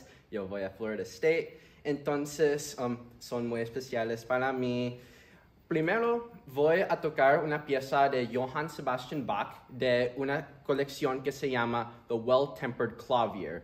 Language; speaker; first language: Spanish; early bilingual, heritage; Spanish